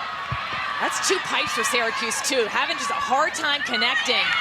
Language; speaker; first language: English; native; English